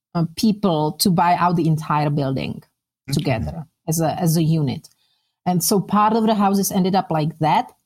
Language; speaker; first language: English; non-native, fluent; Czech